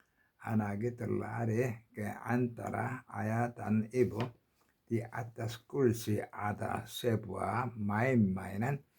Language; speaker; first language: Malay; non-native, learner; Korean